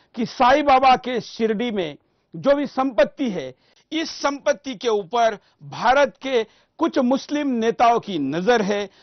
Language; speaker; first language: Hindi; non-native, local second language; Marathi